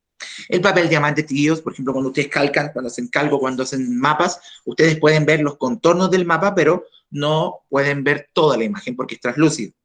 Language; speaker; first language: Spanish; native; Spanish